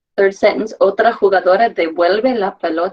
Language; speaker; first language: Spanish; non-native, fluent; English